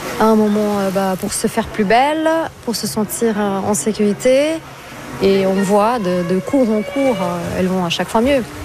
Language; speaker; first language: French; non-native, fluent; Portuguese